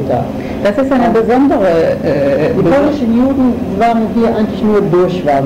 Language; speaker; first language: German; non-native, fluent; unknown